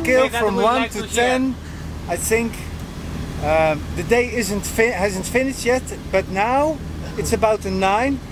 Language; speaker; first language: English; non-native, learner; Dutch